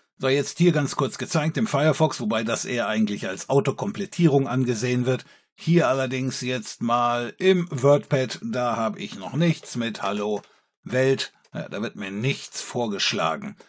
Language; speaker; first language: German; native; German